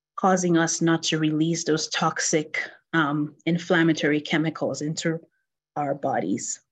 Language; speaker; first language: English; non-native, local second language; Yoruba